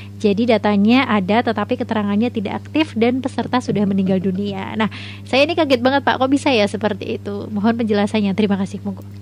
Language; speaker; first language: Indonesian; native; Indonesian